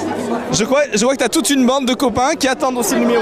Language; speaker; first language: French; native; French